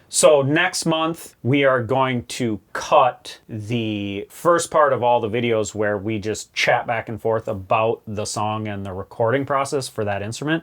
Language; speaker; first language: English; native; English